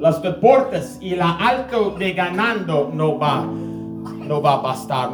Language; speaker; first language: Spanish; non-native, learner; English